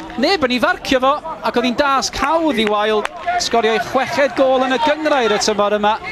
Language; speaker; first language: Welsh; native; Welsh